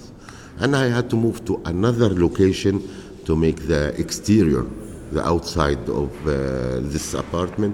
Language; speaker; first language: English; non-native, fluent; Arabic